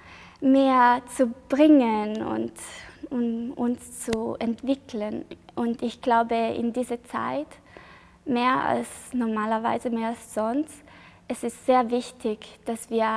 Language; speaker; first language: German; non-native, fluent; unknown